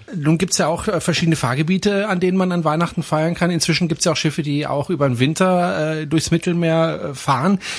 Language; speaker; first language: German; native; German